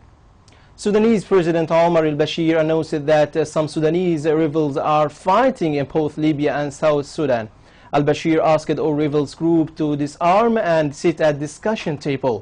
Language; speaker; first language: English; non-native, local second language; Arabic